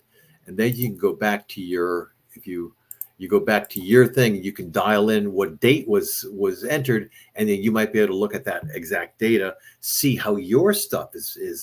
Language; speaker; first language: English; native; English